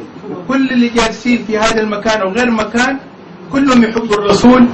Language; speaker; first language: Arabic; native; Arabic